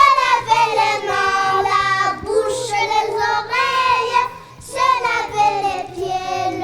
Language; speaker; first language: French; non-native, learner; Kinyarwanda